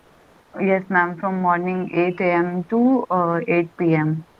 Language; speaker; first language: English; non-native, learner; Hindi